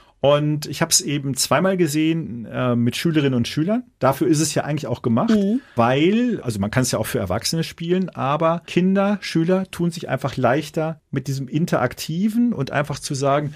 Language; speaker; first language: German; native; German